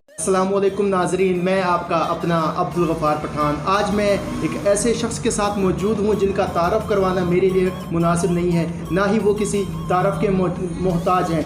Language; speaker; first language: Urdu; non-native, local second language; Pashto